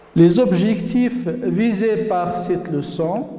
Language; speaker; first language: French; non-native, local second language; Arabic